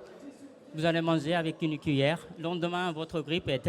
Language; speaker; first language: French; non-native, fluent; Japanese